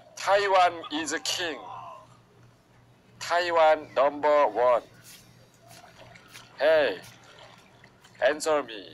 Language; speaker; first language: English; non-native, learner; Korean